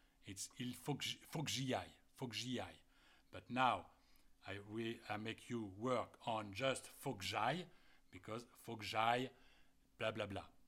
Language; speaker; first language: French; native; French